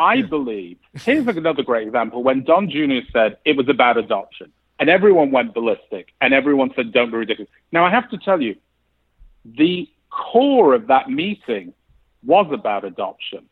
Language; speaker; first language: English; native; English